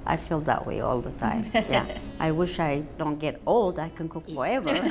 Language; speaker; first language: English; non-native, fluent; Amharic